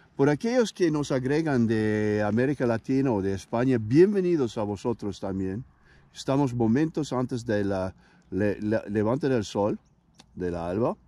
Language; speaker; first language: Spanish; non-native, learner; English